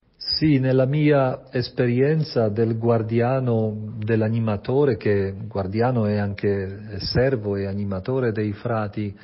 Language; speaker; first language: Italian; non-native, fluent; Polish